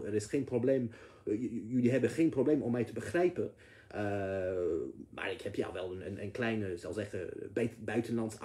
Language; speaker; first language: Dutch; non-native, fluent; English